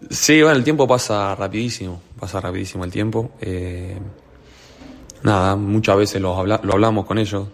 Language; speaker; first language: Spanish; native; Spanish